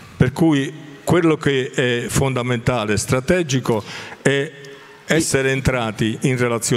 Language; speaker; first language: Italian; native; Italian